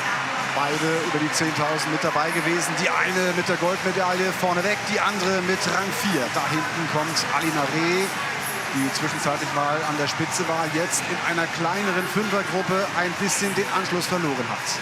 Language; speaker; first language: German; native; German